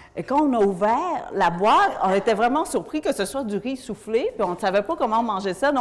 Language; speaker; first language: French; early bilingual, other home language; Vietnamese